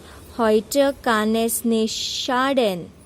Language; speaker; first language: German; non-native, fluent; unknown